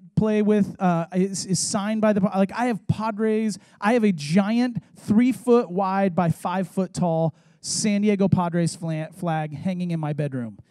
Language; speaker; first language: English; native; English